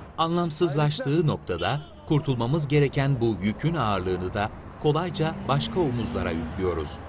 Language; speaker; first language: Turkish; native; Turkish